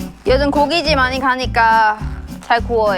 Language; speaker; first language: Korean; non-native, fluent; Chinese